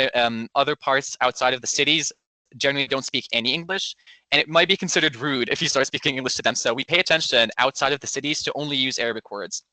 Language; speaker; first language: English; non-native, local second language; Arabic